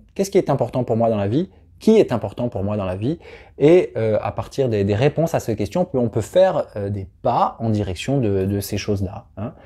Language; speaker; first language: French; native; French